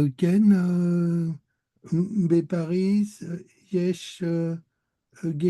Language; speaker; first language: Hebrew; non-native, learner; French